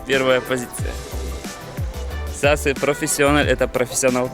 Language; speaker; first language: Russian; native; Russian